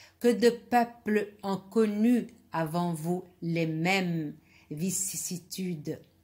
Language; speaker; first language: French; non-native, local second language; Arabic